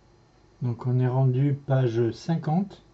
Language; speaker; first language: French; native; French